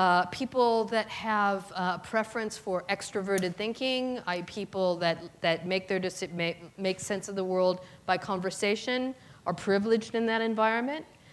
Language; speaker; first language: English; native; English